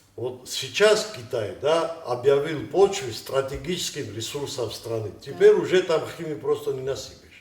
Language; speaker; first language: Russian; non-native, local second language; Ossetic